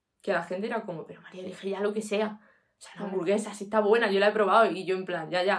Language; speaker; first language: Spanish; native; Spanish